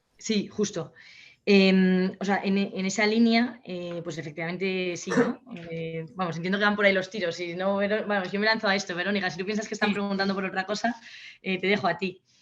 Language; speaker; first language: Spanish; native; Spanish